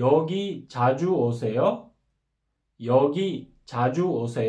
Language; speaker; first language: Korean; non-native, fluent; Kyrgyz